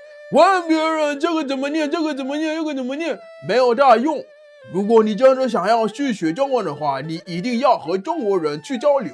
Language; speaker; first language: Chinese; non-native, fluent; French